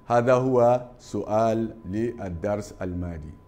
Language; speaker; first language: Arabic; non-native, fluent; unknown